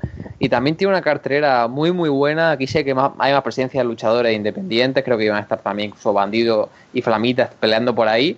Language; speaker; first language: Spanish; native; Spanish